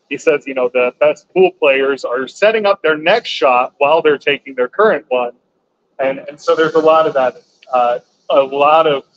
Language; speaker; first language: English; native; English